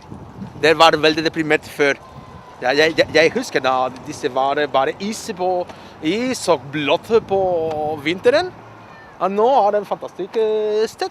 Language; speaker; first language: Norwegian; non-native, learner; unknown